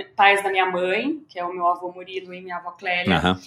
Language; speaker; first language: Portuguese; native; Portuguese